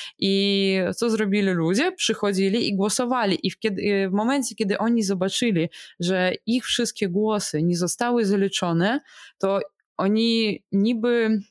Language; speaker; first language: Polish; non-native, fluent; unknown